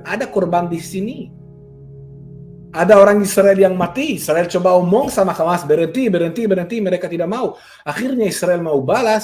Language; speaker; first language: Indonesian; non-native, fluent; Hebrew